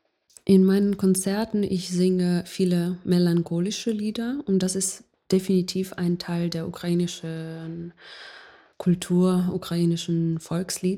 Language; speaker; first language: German; non-native, fluent; Ukrainian